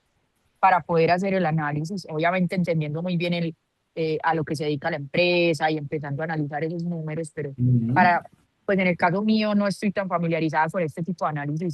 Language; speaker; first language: Spanish; native; Spanish